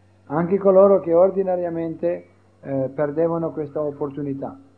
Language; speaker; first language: Italian; native; Italian